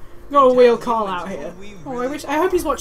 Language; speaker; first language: English; native; English